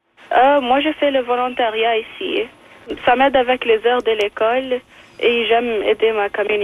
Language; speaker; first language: French; non-native, local second language; English